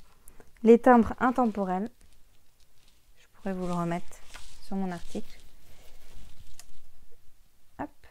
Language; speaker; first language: French; native; French